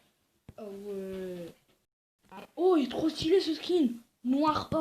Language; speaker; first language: French; native; French